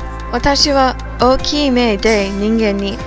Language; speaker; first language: Japanese; non-native, learner; English